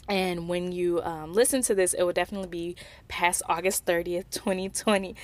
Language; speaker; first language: English; native; English